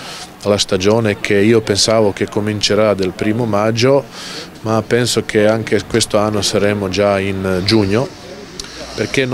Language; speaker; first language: Italian; non-native, local second language; Croatian